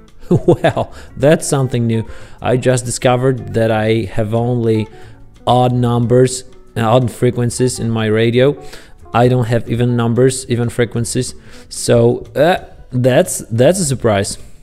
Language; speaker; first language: English; non-native, fluent; Polish